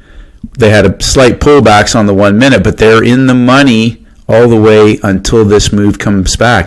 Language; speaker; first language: English; native; English